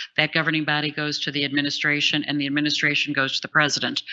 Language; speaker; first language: English; native; English